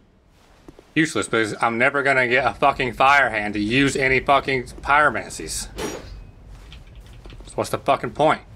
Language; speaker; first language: English; native; English